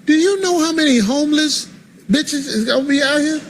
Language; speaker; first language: English; native; English